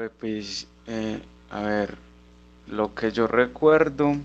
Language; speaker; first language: Spanish; native; Spanish